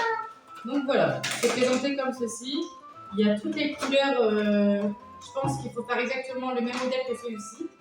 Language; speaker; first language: French; native; French